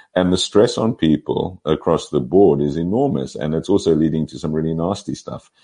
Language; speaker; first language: English; native; English